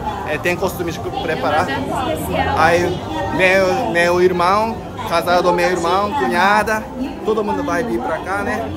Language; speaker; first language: Portuguese; non-native, fluent; Japanese